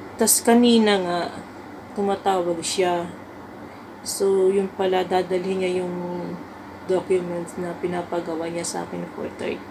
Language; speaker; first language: Filipino; native; Filipino